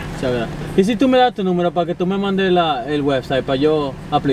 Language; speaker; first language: Spanish; early bilingual, heritage; Spanish